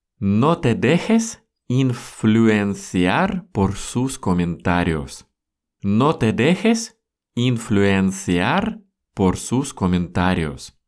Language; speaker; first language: Spanish; non-native, fluent; Russian